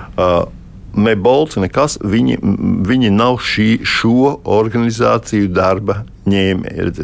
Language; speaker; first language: Latvian; native; Latvian